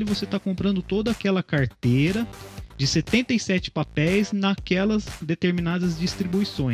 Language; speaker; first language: Portuguese; native; Portuguese